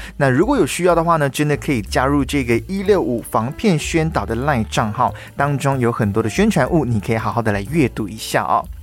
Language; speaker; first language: Chinese; native; Chinese